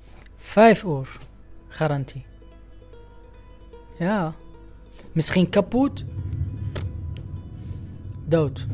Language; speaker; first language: Dutch; non-native, learner; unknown